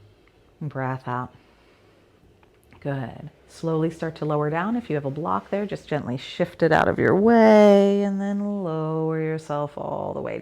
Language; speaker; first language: English; native; English